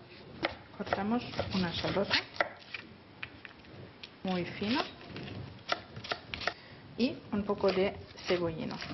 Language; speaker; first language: Spanish; non-native, fluent; German